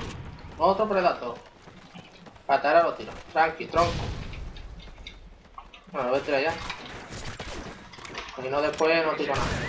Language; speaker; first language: Spanish; native; Spanish